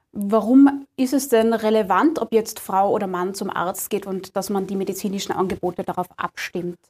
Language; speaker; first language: German; native; German